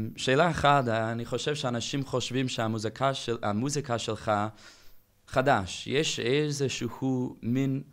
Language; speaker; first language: Hebrew; non-native, fluent; English